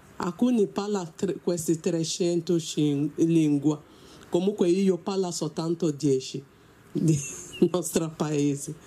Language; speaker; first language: Italian; non-native, learner; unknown